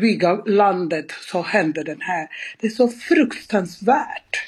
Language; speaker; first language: Swedish; non-native, fluent; Spanish